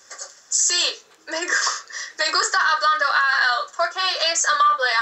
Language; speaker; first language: Spanish; non-native, learner; English